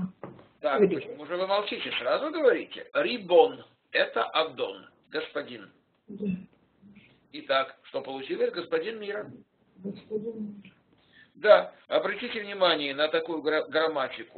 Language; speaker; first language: Russian; native; Russian